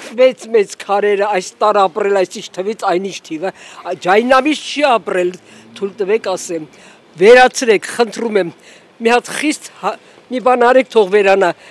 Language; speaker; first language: Armenian; native; Armenian